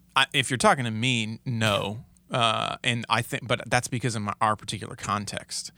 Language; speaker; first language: English; native; English